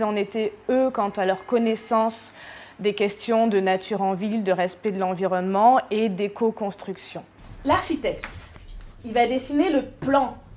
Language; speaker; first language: French; native; French